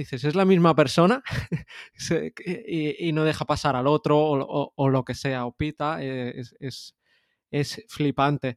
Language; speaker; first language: Spanish; native; Spanish